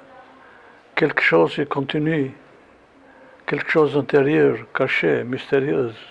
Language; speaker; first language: French; non-native, fluent; Albanian